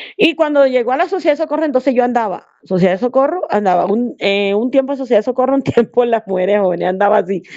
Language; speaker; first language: Spanish; native; Spanish